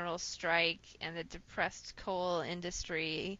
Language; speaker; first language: English; native; English